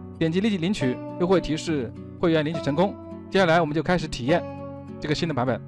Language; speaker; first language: Chinese; native; Chinese